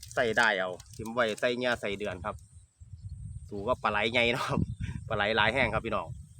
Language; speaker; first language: Thai; native; Thai